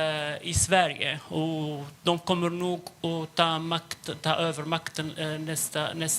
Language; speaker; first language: Swedish; non-native, fluent; Arabic